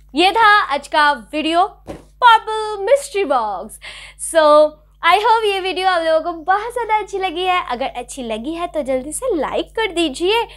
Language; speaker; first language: Hindi; non-native, local second language; Bangla